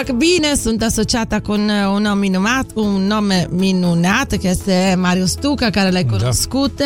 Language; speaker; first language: Romanian; non-native, fluent; Italian